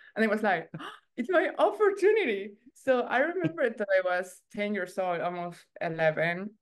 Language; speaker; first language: English; non-native, learner; Spanish